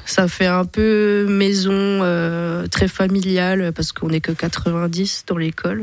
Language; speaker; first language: French; native; French